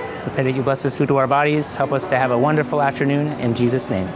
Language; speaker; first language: English; native; English